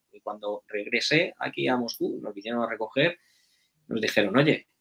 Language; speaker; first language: Spanish; native; Spanish